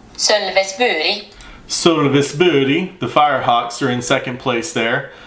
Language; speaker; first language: English; native; English